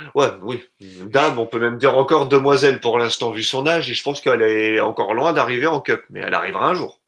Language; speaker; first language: French; native; French